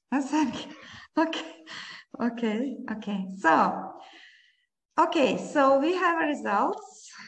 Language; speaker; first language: English; non-native, learner; Ukrainian